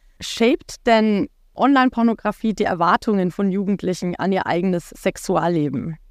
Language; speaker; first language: German; native; German